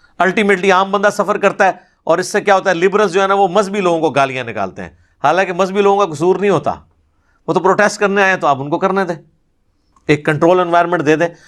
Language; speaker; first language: Urdu; non-native, local second language; Punjabi